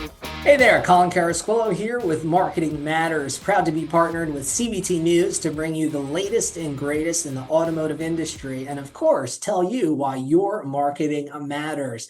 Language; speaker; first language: English; native; English